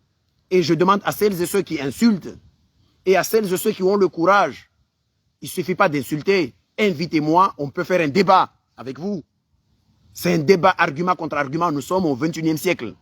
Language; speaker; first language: French; non-native, local second language; Comorian